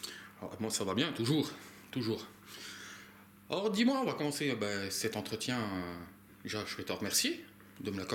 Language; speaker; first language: French; native; French